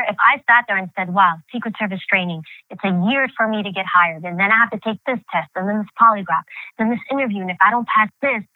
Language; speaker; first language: English; early bilingual, other home language; Greek